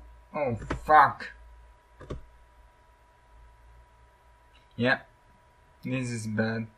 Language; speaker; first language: English; non-native, learner; Italian